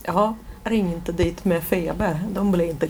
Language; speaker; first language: Swedish; non-native, fluent; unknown